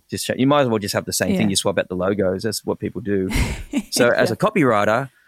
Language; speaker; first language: English; native; English